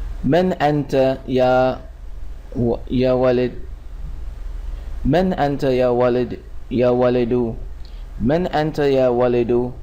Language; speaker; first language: Arabic; non-native, fluent; English